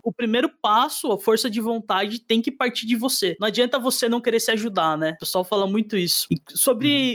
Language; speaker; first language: Portuguese; native; Portuguese